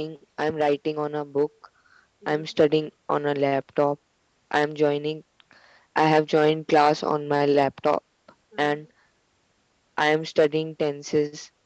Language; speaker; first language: English; non-native, learner; Hindi